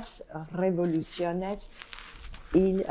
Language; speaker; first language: Spanish; non-native, fluent; French